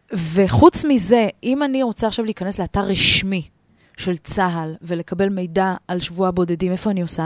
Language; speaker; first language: Hebrew; native; Hebrew